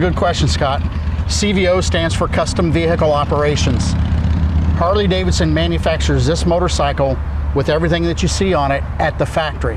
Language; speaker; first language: English; native; English